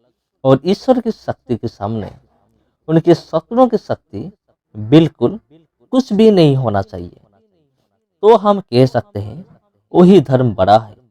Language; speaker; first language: Hindi; non-native, local second language; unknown